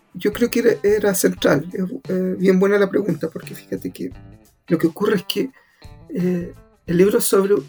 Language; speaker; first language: Spanish; native; Spanish